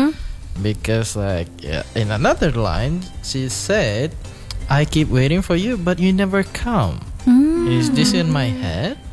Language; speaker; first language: English; non-native, fluent; Indonesian